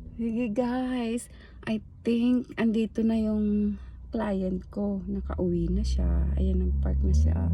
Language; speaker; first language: Filipino; native; Filipino